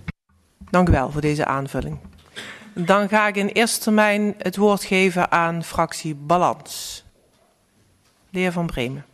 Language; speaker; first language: Dutch; native; Dutch